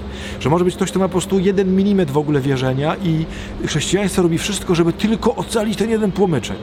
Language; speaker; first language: Polish; native; Polish